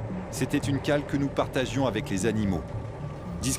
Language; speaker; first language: French; native; French